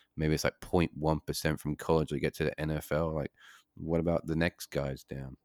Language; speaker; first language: English; native; English